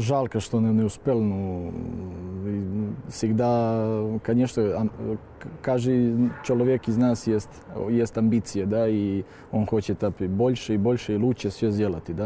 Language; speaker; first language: Russian; non-native, learner; Serbian